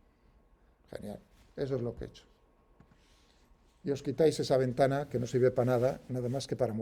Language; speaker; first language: Spanish; native; Spanish